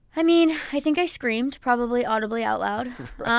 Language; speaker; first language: English; native; English